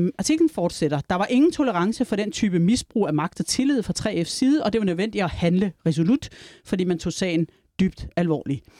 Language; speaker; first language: Danish; native; Danish